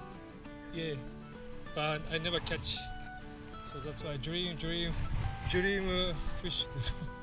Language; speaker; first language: English; non-native, learner; Japanese